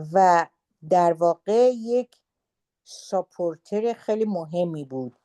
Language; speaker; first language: Persian; native; Persian